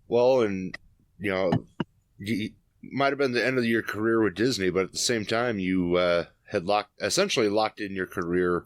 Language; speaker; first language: English; native; English